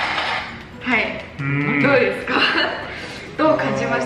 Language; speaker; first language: Japanese; non-native, fluent; Mongolian